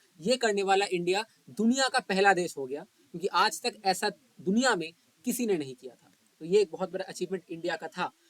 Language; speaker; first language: Hindi; non-native, local second language; Bangla